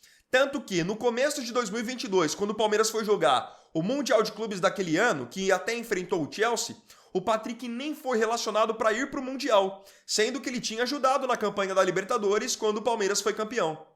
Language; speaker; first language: Portuguese; native; Portuguese